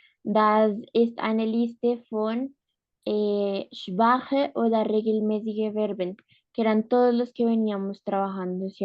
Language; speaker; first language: German; non-native, fluent; Spanish